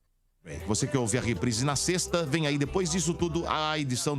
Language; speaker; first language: Portuguese; native; Portuguese